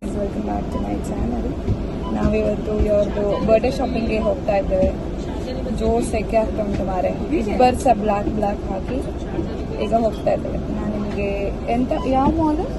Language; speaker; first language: Kannada; non-native, local second language; Tulu